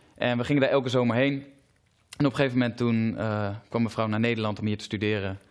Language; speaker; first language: Dutch; native; Dutch